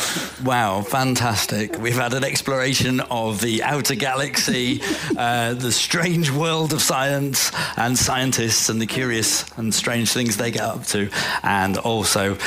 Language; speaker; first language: English; native; English